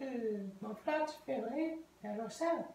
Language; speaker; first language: French; non-native, learner; English